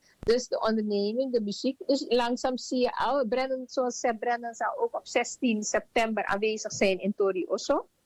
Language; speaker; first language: Dutch; native; Dutch